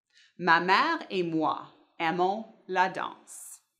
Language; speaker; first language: French; non-native, fluent; English